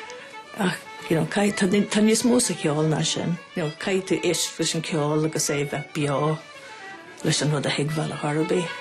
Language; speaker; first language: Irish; non-native, local second language; English